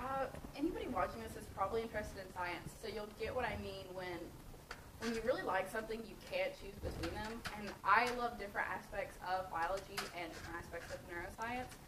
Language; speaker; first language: English; native; English